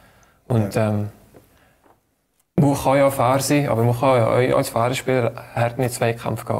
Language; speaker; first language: German; native; German